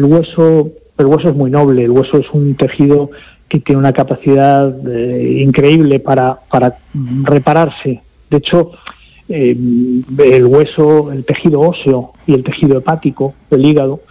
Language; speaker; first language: Spanish; native; Spanish